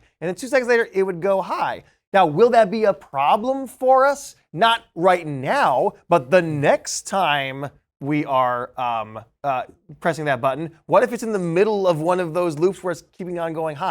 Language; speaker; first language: English; native; English